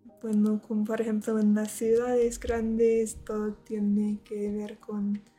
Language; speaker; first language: Spanish; non-native, learner; English